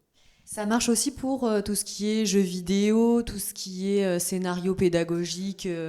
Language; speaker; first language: French; native; French